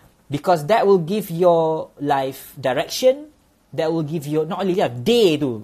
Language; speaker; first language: English; non-native, local second language; Malay